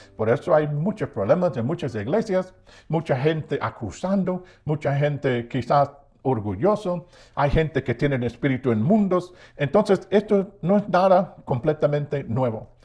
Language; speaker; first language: Spanish; non-native, fluent; English